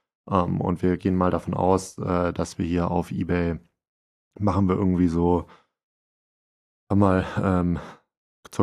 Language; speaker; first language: German; native; German